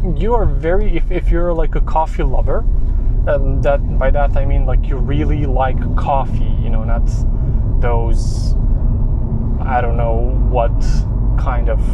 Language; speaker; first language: English; non-native, fluent; Serbian